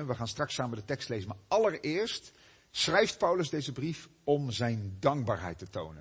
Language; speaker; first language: Dutch; native; Dutch